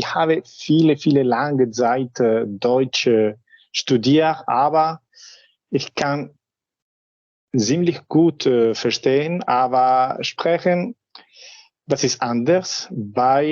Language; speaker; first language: German; non-native, learner; Spanish